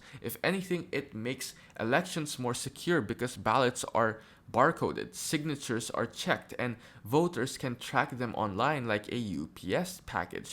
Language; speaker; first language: English; native; English